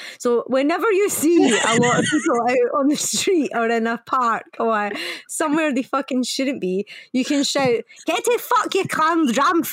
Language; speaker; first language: English; native; English